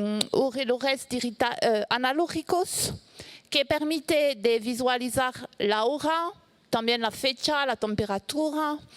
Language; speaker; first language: Spanish; non-native, fluent; French